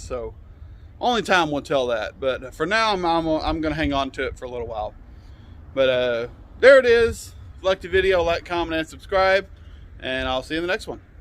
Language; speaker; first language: English; native; English